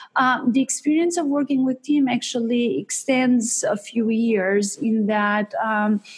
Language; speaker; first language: English; early bilingual, other home language; Albanian